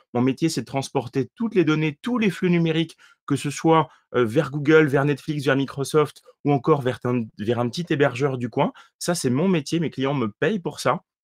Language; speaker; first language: French; native; French